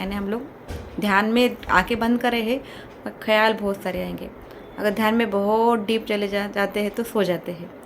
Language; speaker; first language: Hindi; non-native, local second language; Kannada